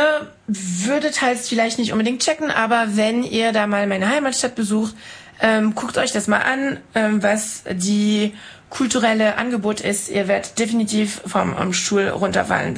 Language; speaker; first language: German; non-native, fluent; French